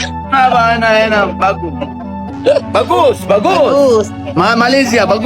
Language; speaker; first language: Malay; non-native, learner; Arabic